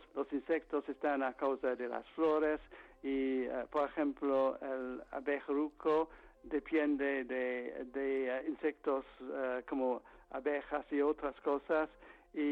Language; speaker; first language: Spanish; non-native, fluent; English